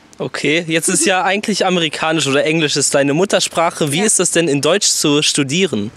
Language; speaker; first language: German; native; German